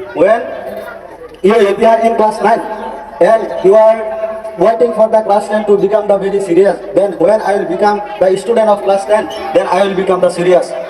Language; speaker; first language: English; non-native, local second language; Assamese